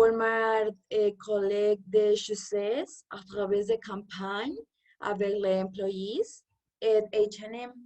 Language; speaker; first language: French; non-native, learner; Spanish